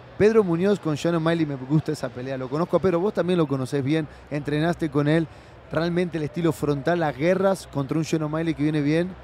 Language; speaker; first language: Spanish; native; Spanish